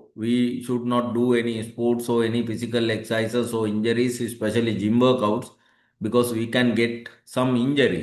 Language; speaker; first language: English; non-native, local second language; Sinhala